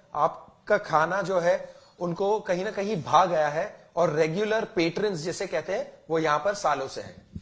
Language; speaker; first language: Hindi; native; Hindi